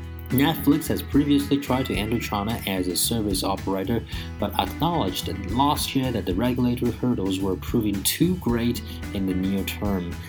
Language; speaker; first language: English; non-native, fluent; Chinese